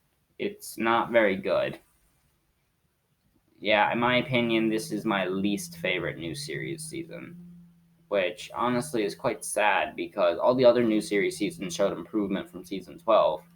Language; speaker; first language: English; native; English